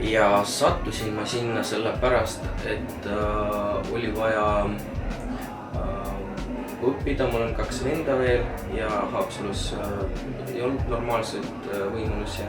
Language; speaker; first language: Estonian; non-native, local second language; Russian